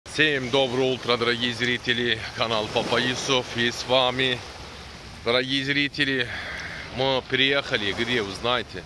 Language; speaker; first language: Russian; non-native, learner; Turkish